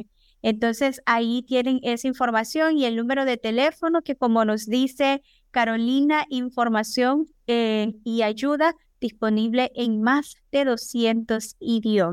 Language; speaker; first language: Spanish; native; Spanish